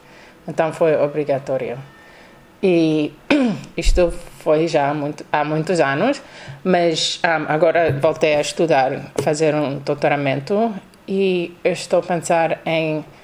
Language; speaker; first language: Portuguese; non-native, learner; English